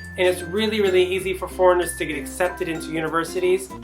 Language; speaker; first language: English; native; English